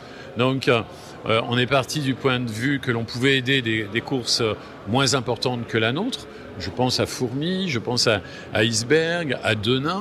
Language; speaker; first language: French; native; French